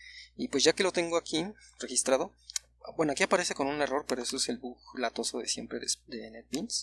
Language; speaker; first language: Spanish; native; Spanish